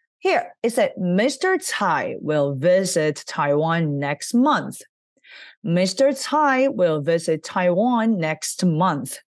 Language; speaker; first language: English; non-native, fluent; Chinese